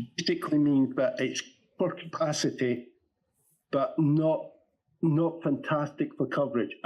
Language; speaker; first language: English; native; English